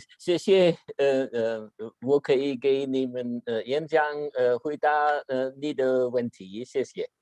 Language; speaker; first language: Chinese; non-native, learner; German